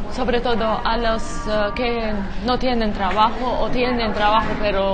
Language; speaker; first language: Spanish; non-native, fluent; Georgian